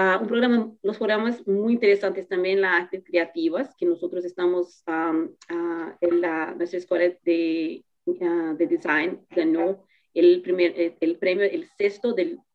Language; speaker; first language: Spanish; non-native, learner; Portuguese